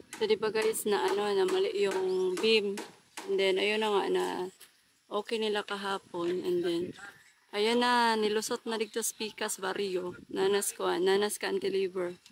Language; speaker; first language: Filipino; non-native, local second language; Cebuano